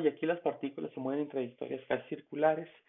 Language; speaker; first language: Spanish; native; Spanish